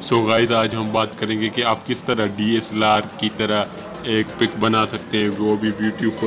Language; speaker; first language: Hindi; native; Hindi